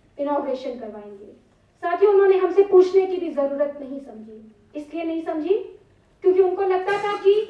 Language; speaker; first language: Hindi; native; Hindi